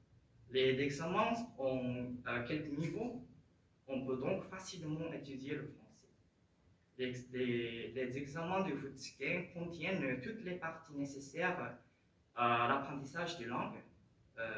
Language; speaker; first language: French; non-native, fluent; Japanese